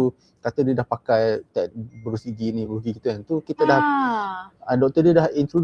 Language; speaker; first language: Malay; native; Malay